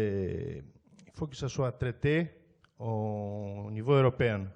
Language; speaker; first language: French; non-native, fluent; Greek